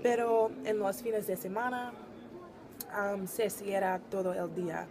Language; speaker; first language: Spanish; non-native, learner; English